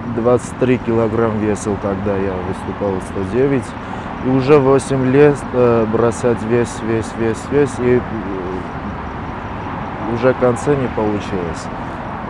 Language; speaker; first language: Russian; non-native, fluent; Armenian